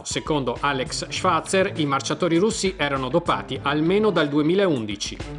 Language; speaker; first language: Italian; native; Italian